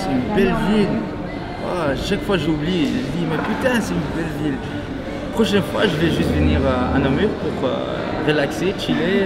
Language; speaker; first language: French; non-native, local second language; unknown